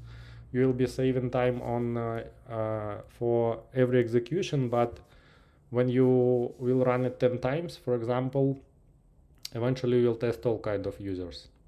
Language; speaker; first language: English; non-native, fluent; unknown